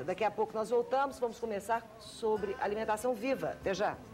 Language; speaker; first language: Portuguese; native; Portuguese